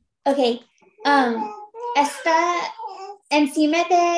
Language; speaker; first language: Spanish; non-native, learner; English